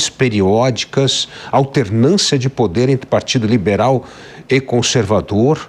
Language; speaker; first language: Portuguese; native; Portuguese